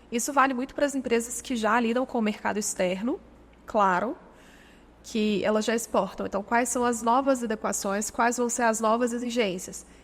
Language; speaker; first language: Portuguese; native; Portuguese